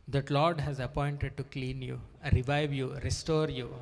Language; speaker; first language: English; non-native, local second language; Telugu